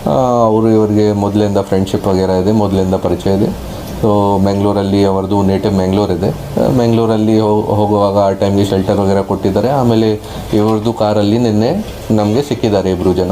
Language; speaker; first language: Kannada; non-native, fluent; Hindi